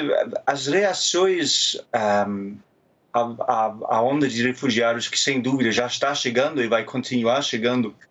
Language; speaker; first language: Portuguese; non-native, fluent; German